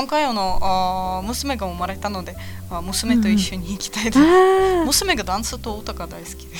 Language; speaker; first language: Japanese; non-native, fluent; Latvian